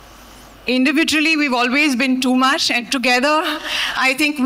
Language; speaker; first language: English; non-native, local second language; Hindi